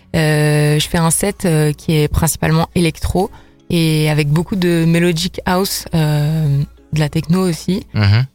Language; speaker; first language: French; native; French